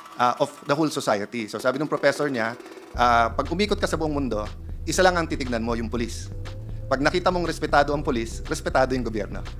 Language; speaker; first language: Filipino; native; Filipino